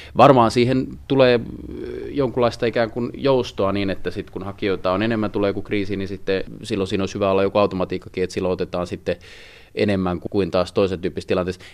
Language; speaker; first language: Finnish; native; Finnish